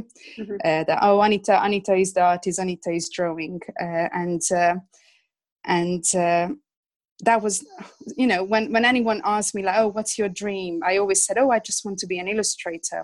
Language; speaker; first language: English; non-native, fluent; Hungarian